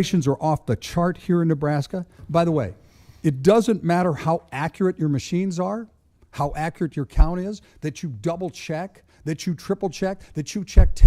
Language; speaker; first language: English; native; English